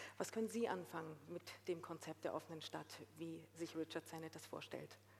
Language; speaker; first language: German; native; German